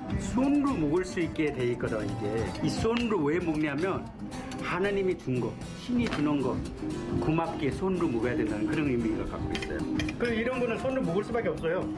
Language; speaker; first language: Korean; non-native, fluent; Nepali